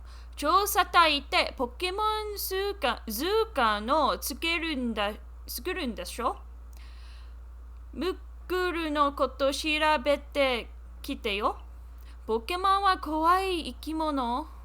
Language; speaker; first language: Japanese; non-native, learner; English